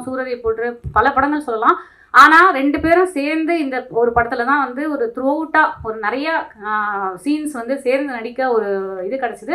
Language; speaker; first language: Tamil; native; Tamil